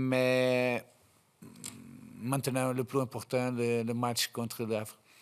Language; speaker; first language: French; non-native, fluent; Portuguese